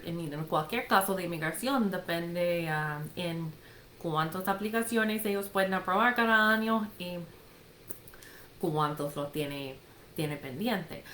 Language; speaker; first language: Spanish; non-native, fluent; English